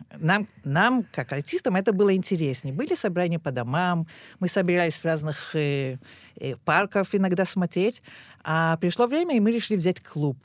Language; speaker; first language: Russian; early bilingual, heritage; Russian